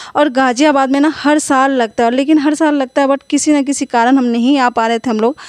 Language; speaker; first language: Hindi; native; Hindi